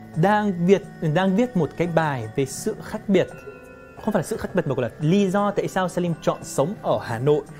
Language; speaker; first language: Vietnamese; non-native, fluent; Arabic